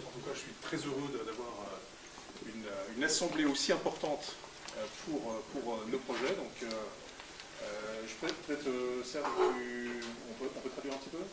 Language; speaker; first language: French; native; French